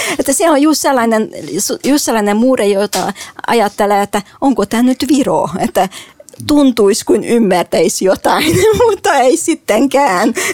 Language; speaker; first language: Finnish; non-native, fluent; Hungarian